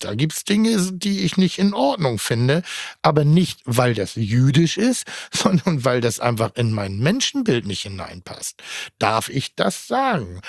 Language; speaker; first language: German; native; German